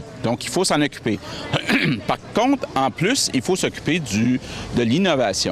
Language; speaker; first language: French; native; French